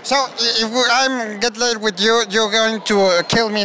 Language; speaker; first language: English; non-native, learner; Spanish